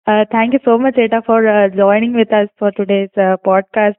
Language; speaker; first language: English; non-native, local second language; Malayalam